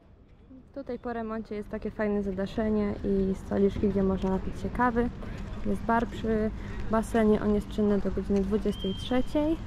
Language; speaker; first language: Polish; native; Polish